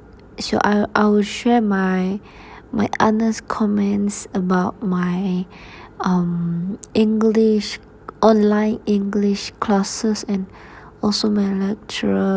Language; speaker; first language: English; non-native, learner; Malay